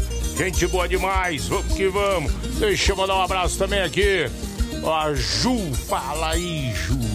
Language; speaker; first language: Portuguese; native; Portuguese